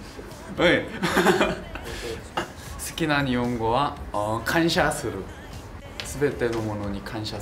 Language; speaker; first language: Japanese; non-native, learner; Korean